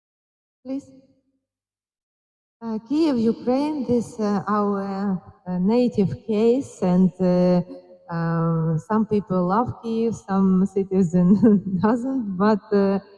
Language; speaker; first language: English; non-native, fluent; Ukrainian